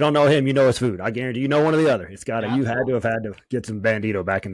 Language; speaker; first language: English; native; English